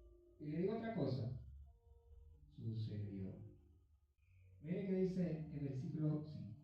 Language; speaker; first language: Spanish; native; Spanish